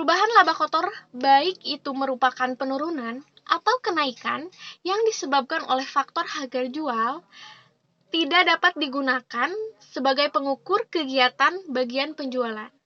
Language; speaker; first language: Indonesian; native; Indonesian